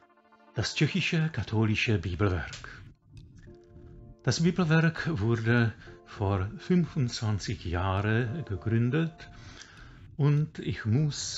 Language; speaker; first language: German; non-native, fluent; Czech